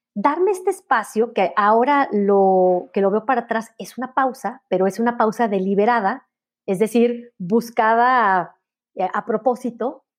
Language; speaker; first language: Spanish; native; Spanish